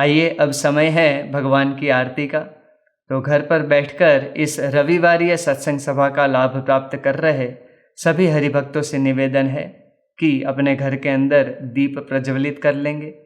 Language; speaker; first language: Hindi; native; Hindi